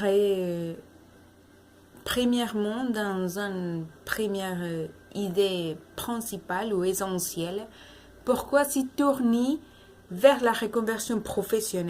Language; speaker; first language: French; non-native, learner; Spanish